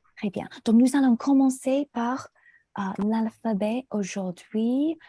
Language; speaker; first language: French; non-native, fluent; English